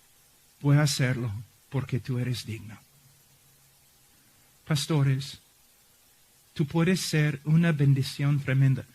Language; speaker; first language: Spanish; non-native, fluent; English